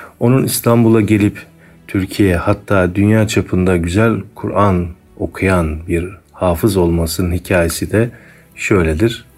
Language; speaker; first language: Turkish; native; Turkish